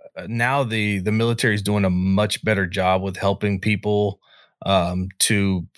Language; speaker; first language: English; native; English